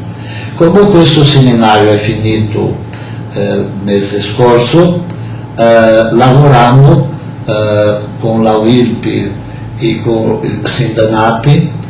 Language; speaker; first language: Italian; non-native, fluent; Portuguese